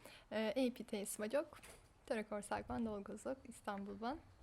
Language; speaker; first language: Hungarian; early bilingual, heritage; Turkish